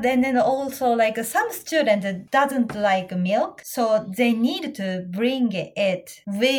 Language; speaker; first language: English; non-native, fluent; Japanese